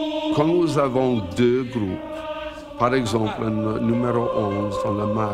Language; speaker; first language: French; non-native, learner; English